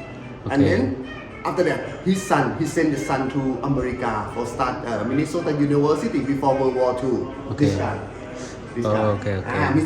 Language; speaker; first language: English; non-native, learner; Thai